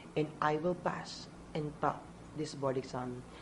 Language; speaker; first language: English; non-native, local second language; Filipino